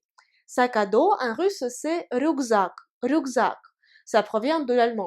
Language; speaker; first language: French; non-native, fluent; Russian